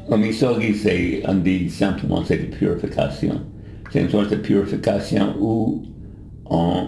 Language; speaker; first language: French; non-native, fluent; English